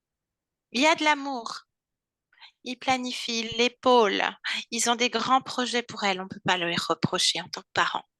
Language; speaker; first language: French; native; French